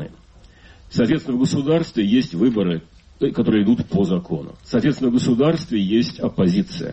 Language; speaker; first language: Russian; native; Russian